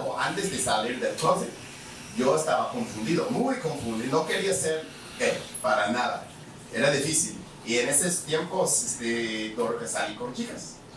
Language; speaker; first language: Spanish; non-native, fluent; English